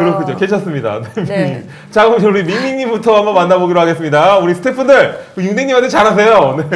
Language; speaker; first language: Korean; native; Korean